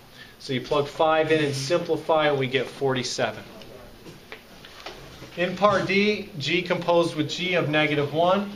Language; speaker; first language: English; native; English